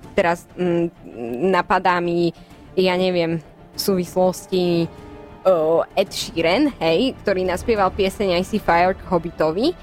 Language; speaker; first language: Slovak; native; Slovak